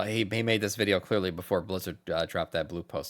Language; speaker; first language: English; native; English